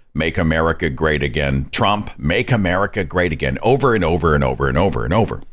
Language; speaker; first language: English; native; English